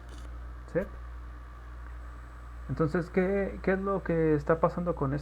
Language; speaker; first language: Spanish; native; Spanish